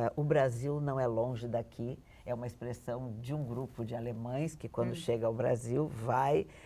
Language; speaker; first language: Portuguese; native; Portuguese